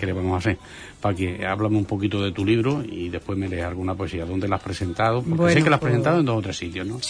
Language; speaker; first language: Spanish; native; Spanish